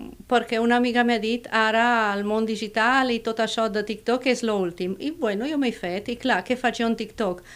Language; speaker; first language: Catalan; non-native, fluent; Romanian